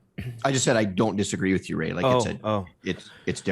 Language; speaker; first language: English; native; English